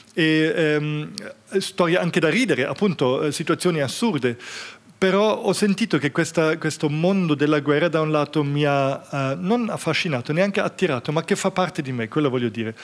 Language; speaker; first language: Italian; non-native, fluent; German